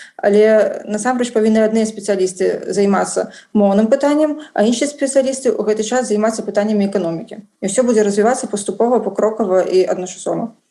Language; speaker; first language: Belarusian; non-native, local second language; Russian